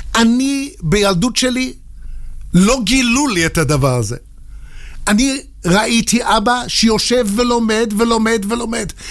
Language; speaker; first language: Hebrew; non-native, fluent; English